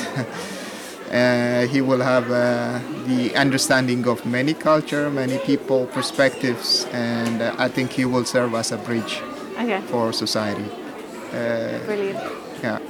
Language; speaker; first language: English; non-native, fluent; Amharic